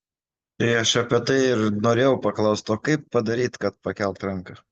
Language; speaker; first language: Lithuanian; native; Lithuanian